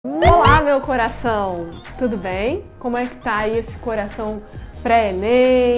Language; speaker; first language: Portuguese; native; Portuguese